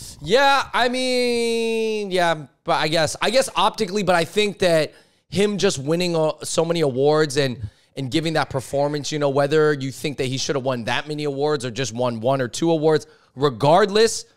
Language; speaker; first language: English; native; English